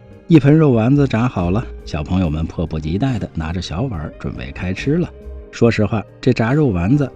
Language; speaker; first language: Chinese; native; Chinese